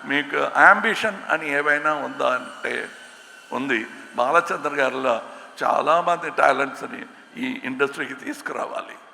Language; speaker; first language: Telugu; non-native, local second language; Tamil